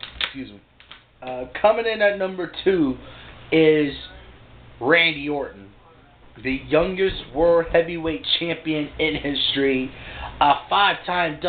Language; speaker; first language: English; native; English